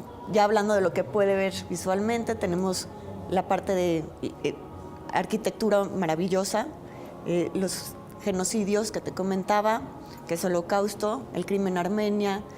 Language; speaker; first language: Spanish; native; Spanish